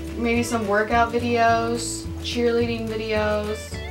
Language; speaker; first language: English; native; English